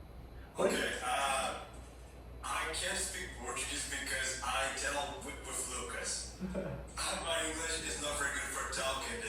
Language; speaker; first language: English; non-native, learner; Portuguese